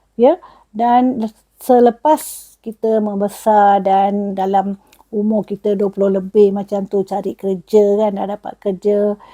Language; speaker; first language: Malay; non-native, local second language; Tamil